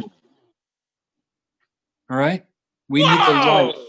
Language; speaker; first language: English; native; English